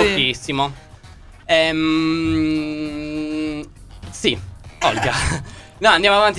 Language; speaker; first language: Italian; native; Italian